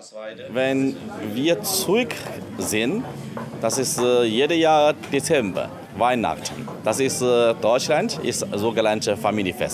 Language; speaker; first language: German; non-native, learner; Chinese